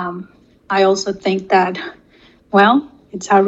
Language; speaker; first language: English; non-native, fluent; Spanish